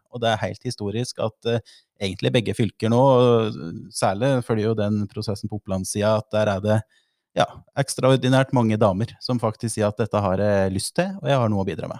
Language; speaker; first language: Norwegian; native; Norwegian